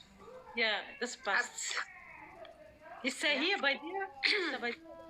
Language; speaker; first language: German; non-native, fluent; Arabic